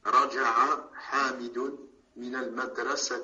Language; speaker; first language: Arabic; non-native, learner; French